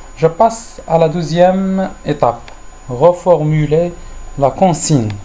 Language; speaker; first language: French; non-native, local second language; Arabic